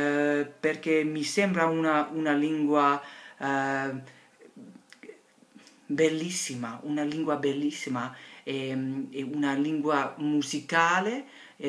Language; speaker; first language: Italian; non-native, learner; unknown